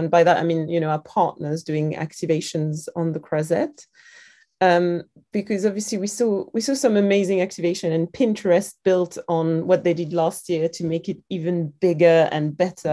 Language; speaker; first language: English; non-native, fluent; French